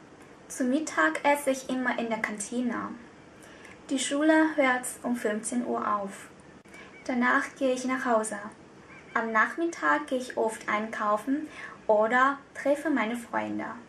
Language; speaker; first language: German; non-native, fluent; Vietnamese